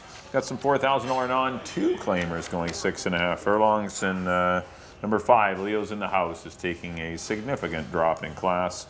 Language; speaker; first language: English; native; English